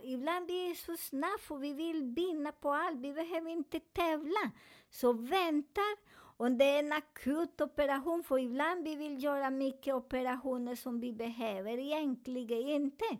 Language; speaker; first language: Swedish; non-native, learner; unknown